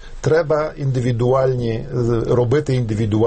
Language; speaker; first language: Ukrainian; non-native, fluent; Polish